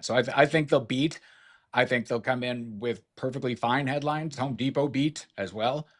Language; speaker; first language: English; native; English